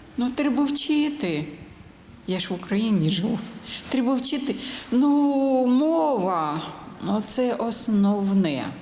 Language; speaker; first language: Ukrainian; non-native, local second language; Russian